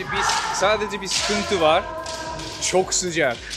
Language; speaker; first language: Turkish; non-native, fluent; Japanese